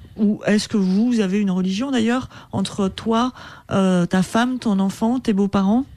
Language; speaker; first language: French; native; French